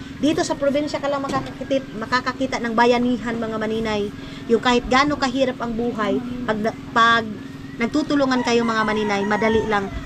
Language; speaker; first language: Filipino; non-native, local second language; Cebuano